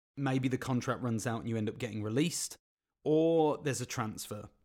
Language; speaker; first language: English; native; English